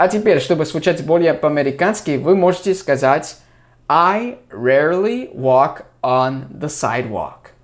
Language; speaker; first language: Russian; non-native, fluent; English